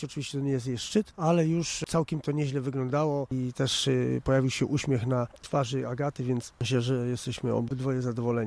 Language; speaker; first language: Polish; native; Polish